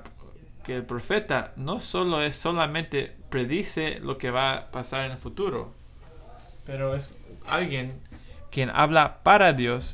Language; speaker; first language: Spanish; non-native, fluent; English